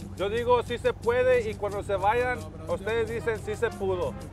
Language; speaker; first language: Spanish; early bilingual, heritage; Spanish